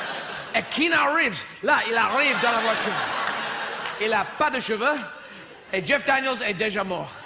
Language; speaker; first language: French; non-native, fluent; English